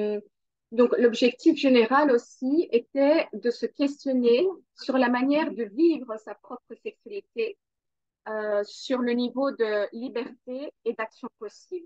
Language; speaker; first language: French; non-native, learner; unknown